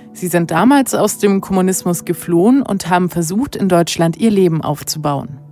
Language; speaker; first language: German; early bilingual, other home language; Romanian